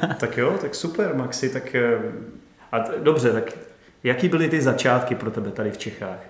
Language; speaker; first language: Czech; native; Czech